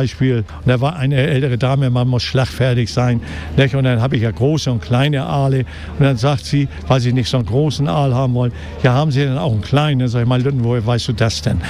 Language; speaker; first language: German; native; German